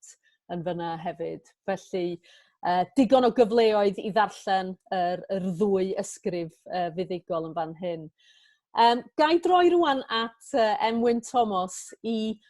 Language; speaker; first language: Welsh; native; Welsh